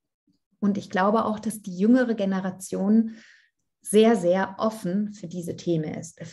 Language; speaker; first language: German; non-native, fluent; Italian